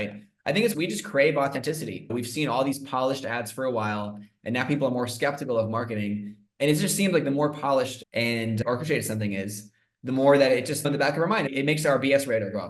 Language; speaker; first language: English; native; English